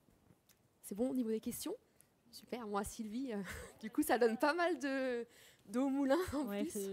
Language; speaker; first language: French; native; French